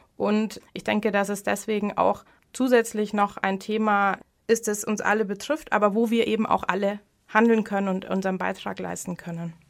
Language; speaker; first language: German; native; German